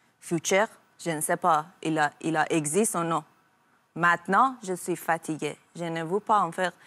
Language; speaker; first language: French; non-native, learner; Persian